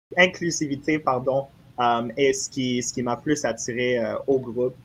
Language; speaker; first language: French; native; French